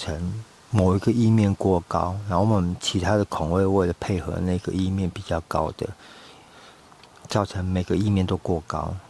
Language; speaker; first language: Chinese; native; Chinese